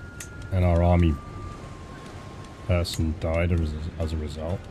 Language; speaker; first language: English; native; English